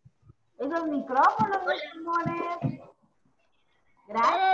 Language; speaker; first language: Spanish; native; Spanish